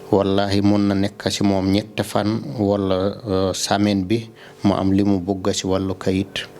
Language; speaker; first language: Wolof; non-native, local second language; Fula